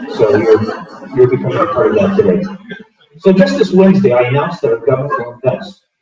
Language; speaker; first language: English; native; English